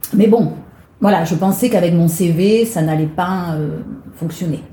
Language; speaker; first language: French; native; French